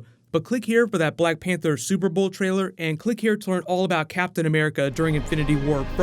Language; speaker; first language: English; native; English